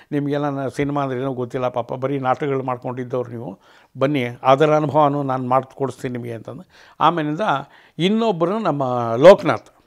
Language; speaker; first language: Kannada; native; Kannada